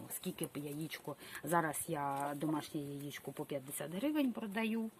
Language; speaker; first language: Ukrainian; native; Ukrainian